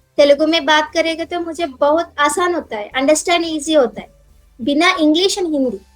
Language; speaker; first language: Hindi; non-native, local second language; Telugu